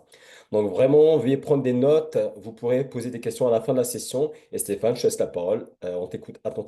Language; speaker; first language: French; native; French